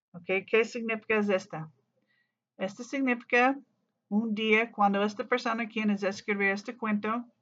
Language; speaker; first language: Spanish; non-native, learner; English